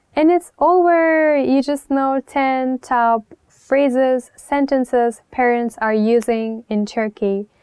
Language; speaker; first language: English; non-native, fluent; Turkish